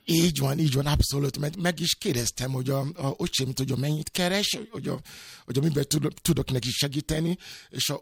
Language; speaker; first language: Hungarian; non-native, fluent; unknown